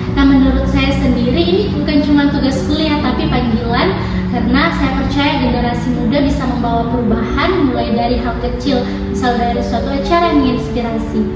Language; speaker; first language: Indonesian; early bilingual, heritage; Indonesian